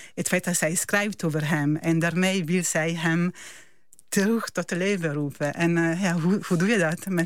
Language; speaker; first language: Dutch; non-native, fluent; Italian